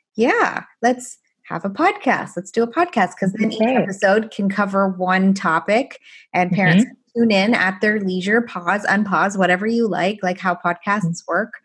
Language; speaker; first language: English; non-native, fluent; Persian